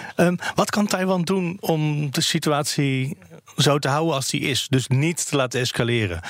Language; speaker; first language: Dutch; native; Dutch